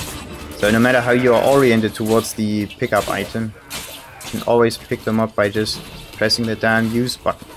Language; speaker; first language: English; non-native, fluent; German